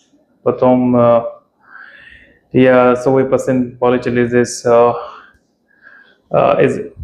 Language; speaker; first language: Russian; non-native, fluent; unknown